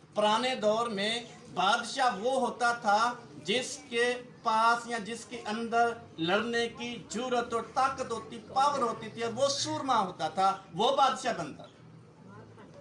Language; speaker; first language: Urdu; non-native, local second language; Punjabi